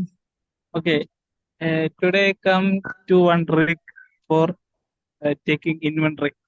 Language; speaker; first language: English; non-native, learner; Malayalam